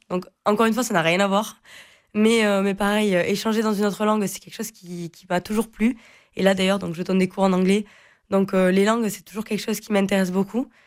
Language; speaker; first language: French; non-native, local second language; Occitan